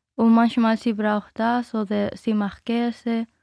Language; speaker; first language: German; non-native, learner; Spanish